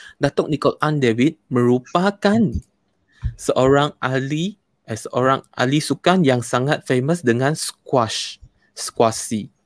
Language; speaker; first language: Malay; non-native, local second language; Chinese